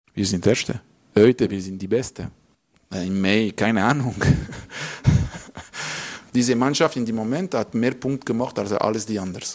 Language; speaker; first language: German; non-native, local second language; French